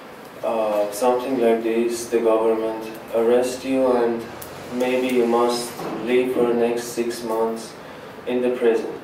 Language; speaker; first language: English; non-native, learner; Persian